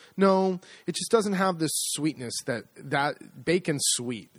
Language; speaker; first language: English; native; English